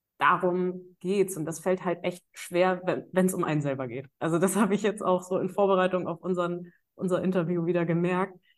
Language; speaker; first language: German; native; German